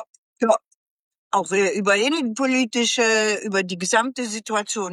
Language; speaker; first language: German; native; German